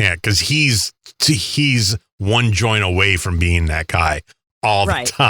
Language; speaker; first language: English; native; English